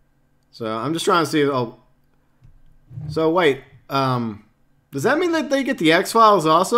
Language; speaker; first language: English; native; English